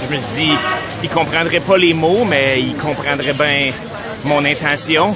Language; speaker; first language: French; native; French